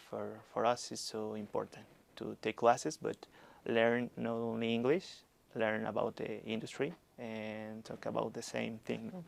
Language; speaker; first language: English; non-native, learner; Spanish